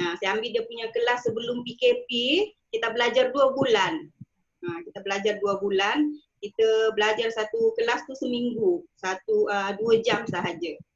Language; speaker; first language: Malay; native; Malay